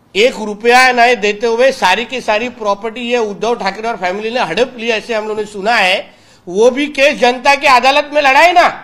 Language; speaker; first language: Hindi; non-native, local second language; Marathi